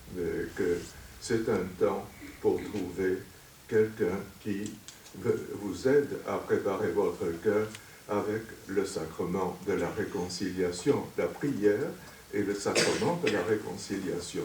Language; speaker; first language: French; native; French